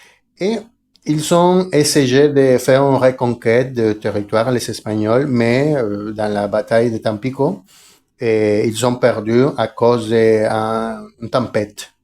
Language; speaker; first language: French; non-native, fluent; Spanish